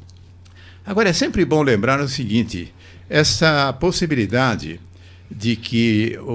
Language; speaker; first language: Portuguese; native; Portuguese